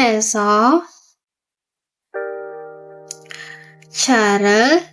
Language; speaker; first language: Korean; non-native, fluent; Indonesian